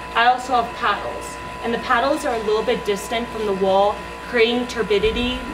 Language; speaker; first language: English; native; English